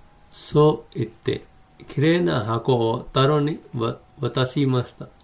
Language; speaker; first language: Japanese; non-native, fluent; Hindi